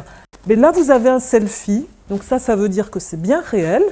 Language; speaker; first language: French; native; French